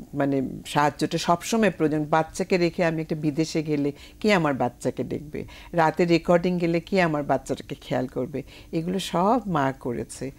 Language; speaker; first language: Bangla; native; Bangla